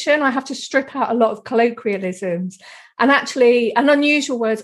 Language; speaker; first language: English; native; English